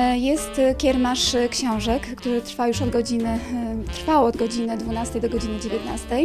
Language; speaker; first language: Polish; native; Polish